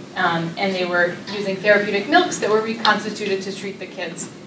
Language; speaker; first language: English; native; English